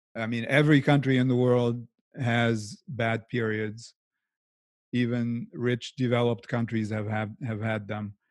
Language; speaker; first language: English; non-native, fluent; Arabic